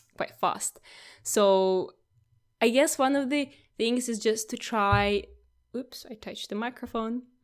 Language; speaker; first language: English; non-native, fluent; Russian